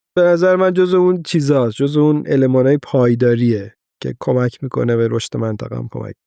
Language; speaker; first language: Persian; native; Persian